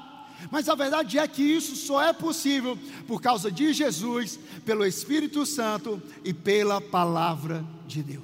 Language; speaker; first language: Portuguese; native; Portuguese